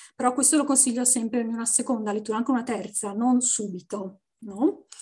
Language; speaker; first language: Italian; native; Italian